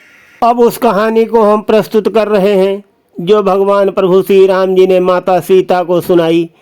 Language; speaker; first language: Hindi; native; Hindi